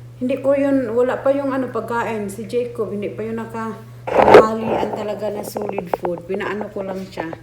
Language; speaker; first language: Filipino; non-native, local second language; Cebuano